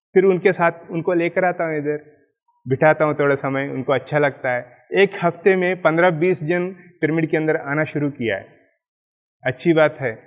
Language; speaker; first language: Hindi; non-native, local second language; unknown